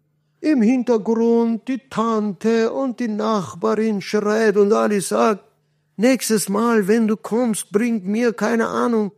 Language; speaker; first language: German; non-native, fluent; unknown